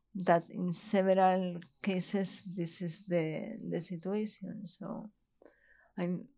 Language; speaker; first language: English; non-native, fluent; Spanish